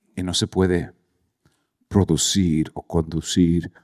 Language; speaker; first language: Spanish; early bilingual, heritage; Spanish